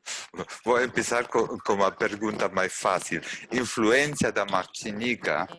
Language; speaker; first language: Portuguese; non-native, learner; German